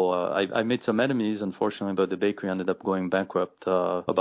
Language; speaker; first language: English; non-native, fluent; French